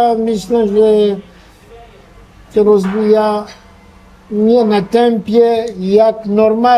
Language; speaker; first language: Polish; non-native, learner; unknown